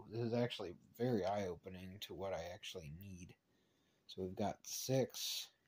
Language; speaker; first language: English; native; English